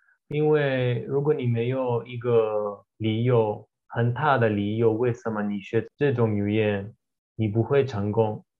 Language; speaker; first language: Chinese; non-native, learner; Russian